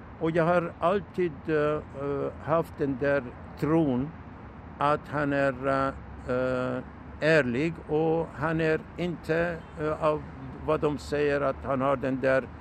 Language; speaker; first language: Swedish; non-native, fluent; Turkish